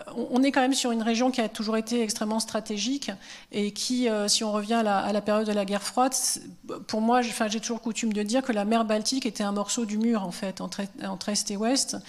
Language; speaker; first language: French; native; French